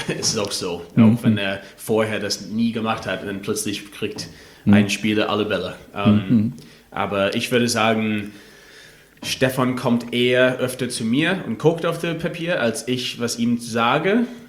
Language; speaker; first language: German; non-native, fluent; English